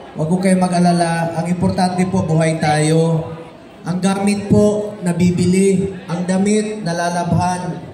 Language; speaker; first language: Filipino; non-native, local second language; Cebuano